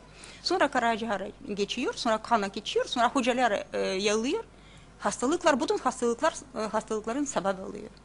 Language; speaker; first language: Turkish; non-native, fluent; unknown